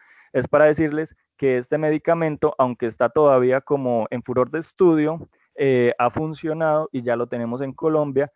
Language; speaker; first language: Spanish; native; Spanish